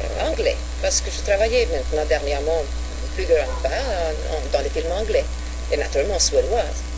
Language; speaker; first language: French; non-native, fluent; Swedish